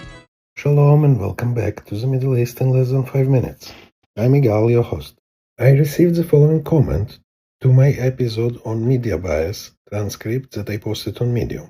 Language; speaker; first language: English; non-native, fluent; Hebrew